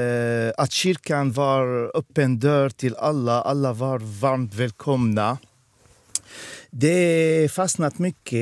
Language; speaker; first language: Swedish; non-native, fluent; Arabic